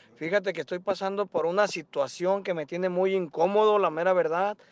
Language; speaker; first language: Spanish; native; Spanish